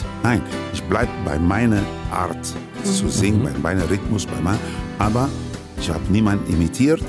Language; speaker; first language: German; non-native, fluent; Spanish